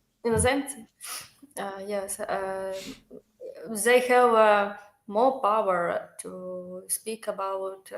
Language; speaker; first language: English; non-native, learner; Ukrainian